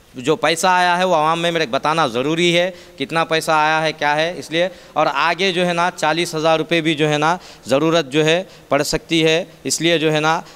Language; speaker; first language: Hindi; non-native, local second language; Urdu